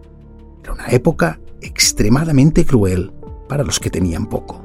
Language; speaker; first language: Spanish; native; Spanish